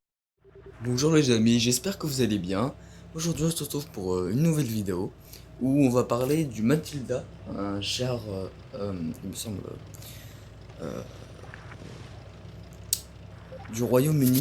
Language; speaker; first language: French; native; French